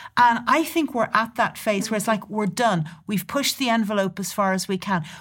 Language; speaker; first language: English; native; English